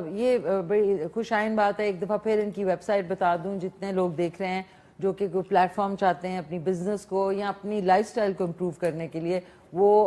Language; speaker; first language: Urdu; native; Urdu